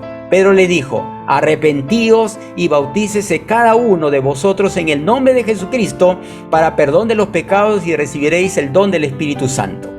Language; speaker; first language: Spanish; native; Spanish